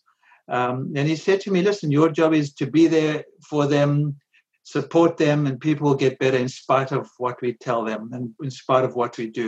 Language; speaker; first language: English; native; English